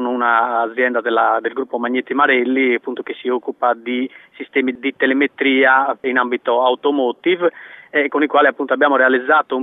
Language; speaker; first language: Italian; native; Italian